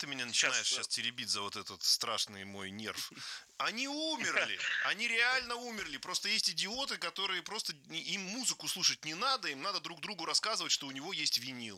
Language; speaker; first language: Russian; native; Russian